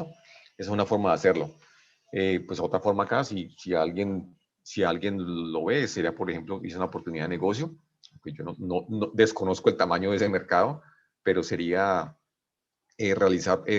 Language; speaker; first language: Spanish; native; Spanish